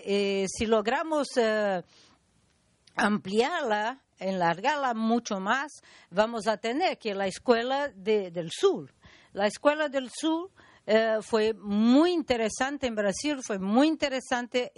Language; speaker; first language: Spanish; non-native, learner; Portuguese